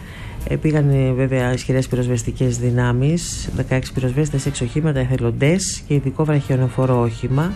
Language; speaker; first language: Greek; native; Greek